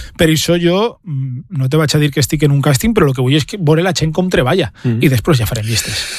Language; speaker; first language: Catalan; native; Catalan